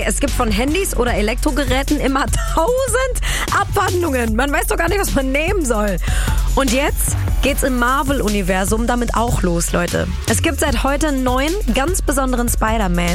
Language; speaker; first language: German; native; German